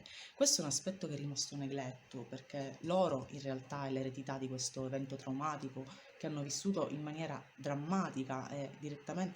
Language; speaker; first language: Italian; native; Italian